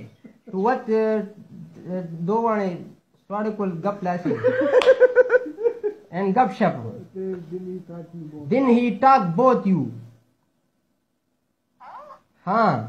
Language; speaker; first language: English; non-native, learner; Urdu